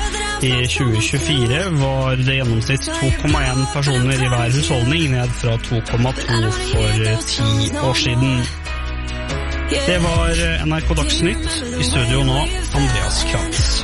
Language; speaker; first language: Norwegian; native; Norwegian